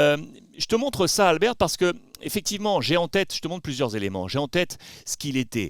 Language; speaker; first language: French; native; French